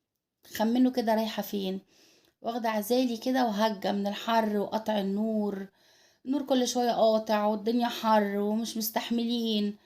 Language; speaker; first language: Arabic; native; Arabic